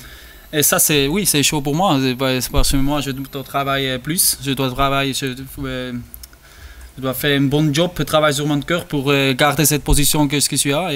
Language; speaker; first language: French; non-native, learner; German